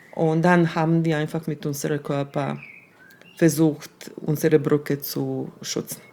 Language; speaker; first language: German; non-native, fluent; Serbian